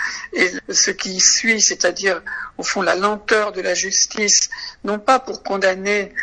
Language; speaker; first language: French; native; French